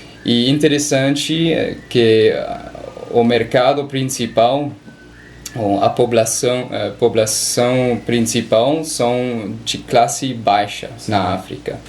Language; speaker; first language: Portuguese; non-native, learner; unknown